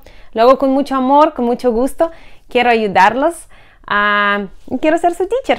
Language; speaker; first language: Spanish; non-native, fluent; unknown